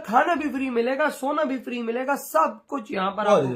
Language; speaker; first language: Hindi; native; Hindi